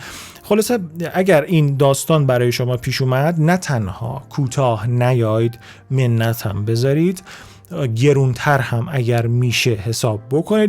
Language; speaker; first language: Persian; native; Persian